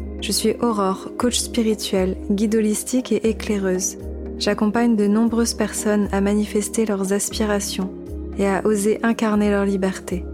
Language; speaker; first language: French; native; French